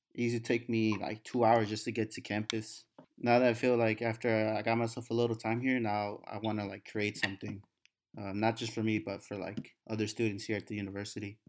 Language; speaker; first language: English; native; English